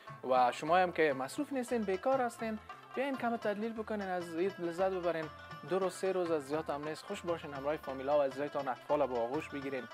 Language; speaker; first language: Persian; native; Persian